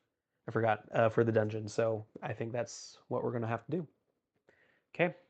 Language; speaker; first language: English; native; English